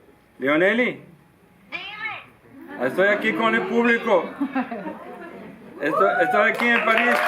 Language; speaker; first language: Spanish; non-native, fluent; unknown